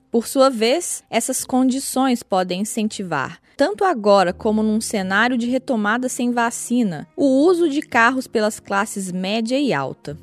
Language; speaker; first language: Portuguese; native; Portuguese